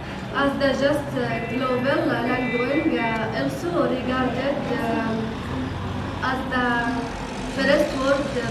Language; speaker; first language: English; non-native, learner; Arabic